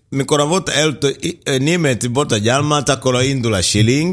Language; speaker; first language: Hungarian; non-native, learner; Swahili